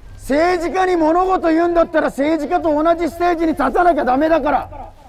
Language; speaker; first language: Japanese; native; Japanese